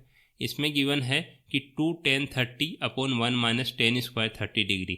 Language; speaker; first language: Hindi; native; Hindi